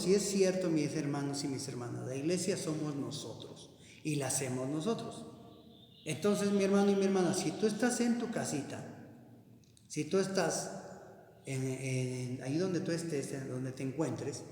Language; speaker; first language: Spanish; native; Spanish